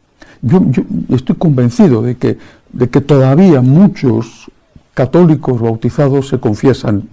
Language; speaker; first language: Spanish; native; Spanish